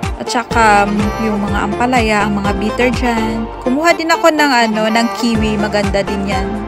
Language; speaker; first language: Filipino; native; Filipino